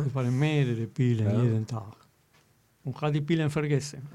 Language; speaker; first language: German; non-native, fluent; Spanish